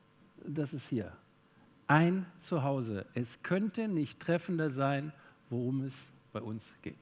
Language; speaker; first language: German; native; German